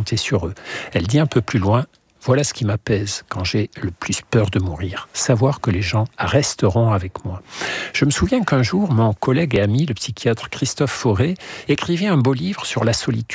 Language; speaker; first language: French; native; French